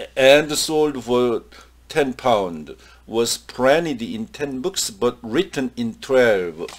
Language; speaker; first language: English; non-native, fluent; Korean